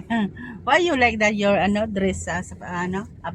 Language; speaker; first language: English; non-native, learner; Filipino